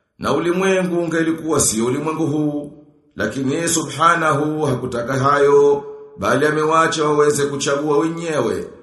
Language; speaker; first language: Swahili; native; Swahili